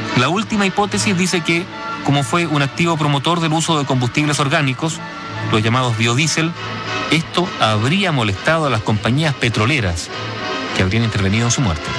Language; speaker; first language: Spanish; native; Spanish